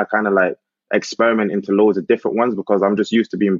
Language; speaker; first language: English; native; English